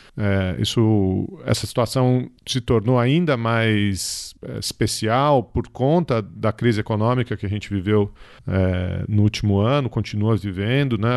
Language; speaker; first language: Portuguese; native; Portuguese